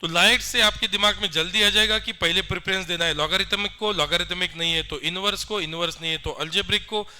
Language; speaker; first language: Hindi; non-native, local second language; Marathi